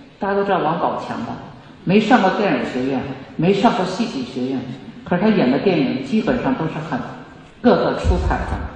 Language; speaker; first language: Chinese; native; Chinese